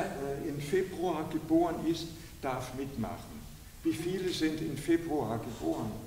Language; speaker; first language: German; non-native, fluent; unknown